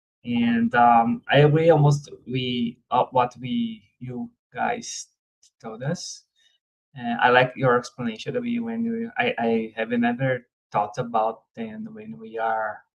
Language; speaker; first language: English; non-native, fluent; Portuguese